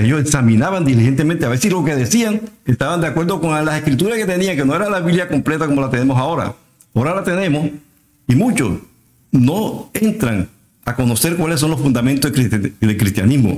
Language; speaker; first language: Spanish; native; Spanish